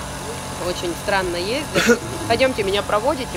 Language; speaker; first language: Russian; native; Russian